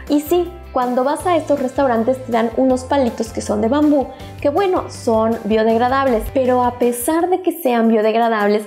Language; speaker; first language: Spanish; native; Spanish